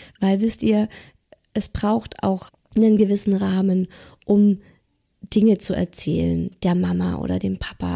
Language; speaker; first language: German; native; German